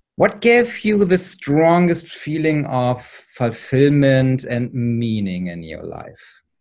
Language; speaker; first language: English; non-native, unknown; German